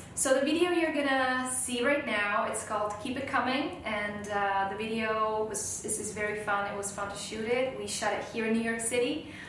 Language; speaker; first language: English; non-native, fluent; Slovak